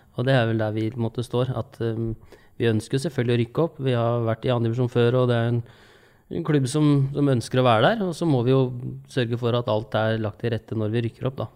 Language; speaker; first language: Norwegian; native; Norwegian